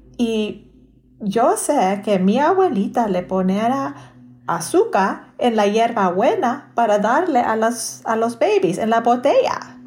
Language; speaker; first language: Spanish; early bilingual, heritage; Spanish